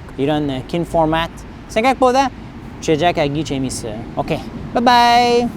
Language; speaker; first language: Korean; non-native, learner; English